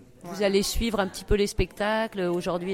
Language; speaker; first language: French; native; French